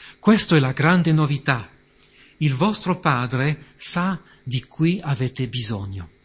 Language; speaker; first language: Italian; non-native, fluent; French